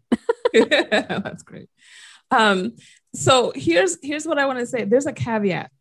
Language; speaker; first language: English; non-native, fluent; Spanish